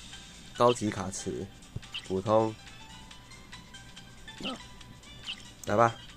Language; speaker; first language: Chinese; native; Chinese